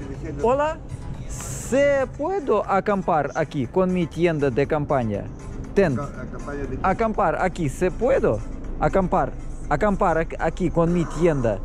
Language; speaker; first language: Spanish; non-native, learner; Russian